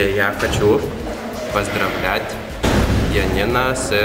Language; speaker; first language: Russian; non-native, learner; Lithuanian